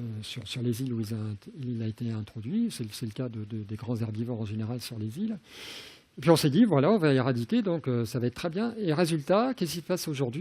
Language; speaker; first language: French; native; French